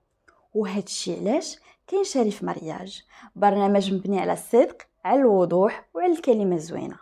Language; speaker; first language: Arabic; native; Arabic